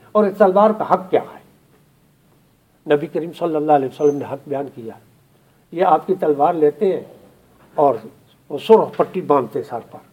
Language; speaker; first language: Urdu; non-native, local second language; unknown